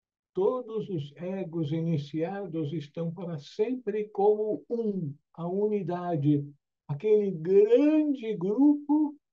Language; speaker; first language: Portuguese; native; Portuguese